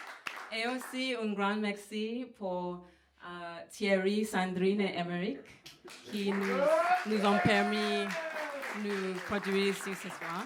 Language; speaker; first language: French; non-native, fluent; English